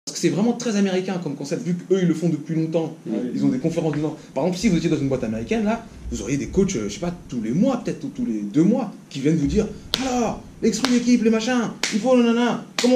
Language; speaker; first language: French; native; French